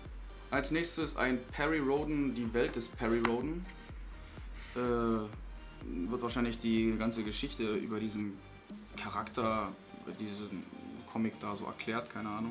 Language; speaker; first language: German; native; German